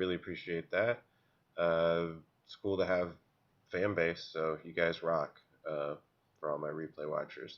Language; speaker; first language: English; native; English